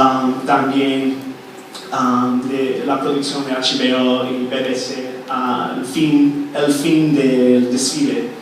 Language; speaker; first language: Spanish; non-native, fluent; English